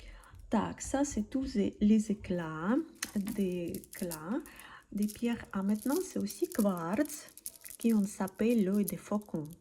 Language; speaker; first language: French; non-native, learner; Russian